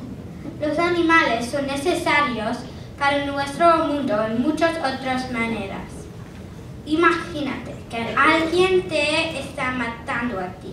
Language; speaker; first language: Spanish; non-native, learner; English